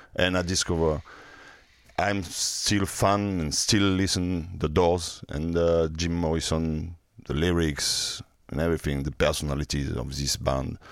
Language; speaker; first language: English; non-native, fluent; French